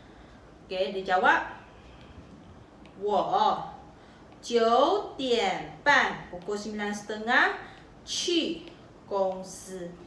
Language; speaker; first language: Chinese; non-native, local second language; Malay